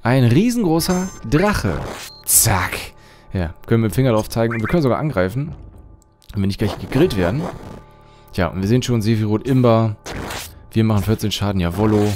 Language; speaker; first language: German; native; German